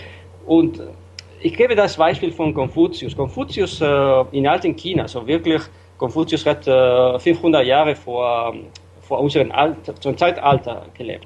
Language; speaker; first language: German; non-native, fluent; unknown